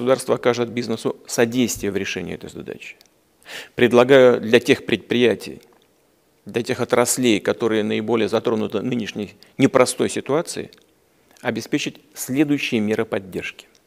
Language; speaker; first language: Russian; native; Russian